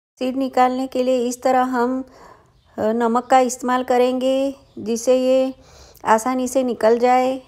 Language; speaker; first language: Hindi; non-native, local second language; Gujarati